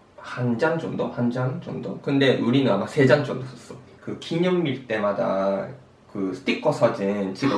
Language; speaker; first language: Korean; non-native, fluent; Japanese